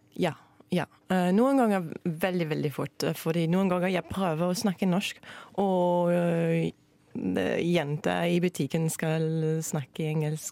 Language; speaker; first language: Norwegian; non-native, learner; English